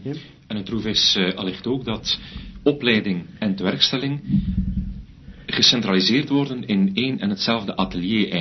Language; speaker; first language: Dutch; native; Dutch